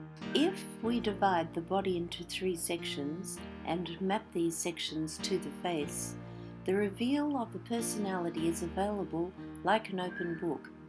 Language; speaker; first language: English; native; English